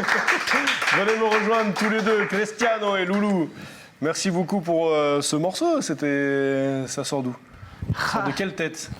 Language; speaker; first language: French; native; French